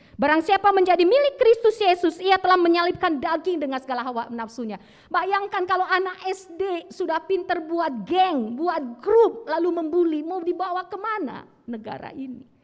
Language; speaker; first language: Indonesian; native; Indonesian